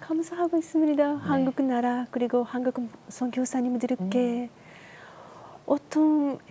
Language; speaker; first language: Korean; non-native, learner; Japanese